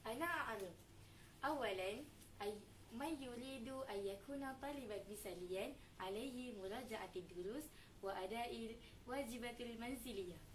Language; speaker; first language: Arabic; non-native, learner; Indonesian